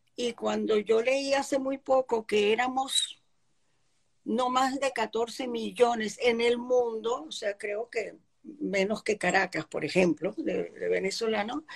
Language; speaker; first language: Spanish; early bilingual, other home language; Polish